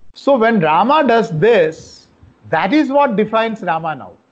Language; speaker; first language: English; non-native, local second language; Malayalam